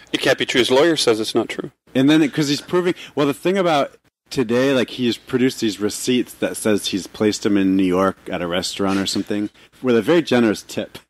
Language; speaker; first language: English; native; English